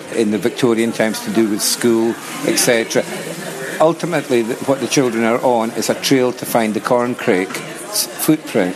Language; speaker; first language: English; native; English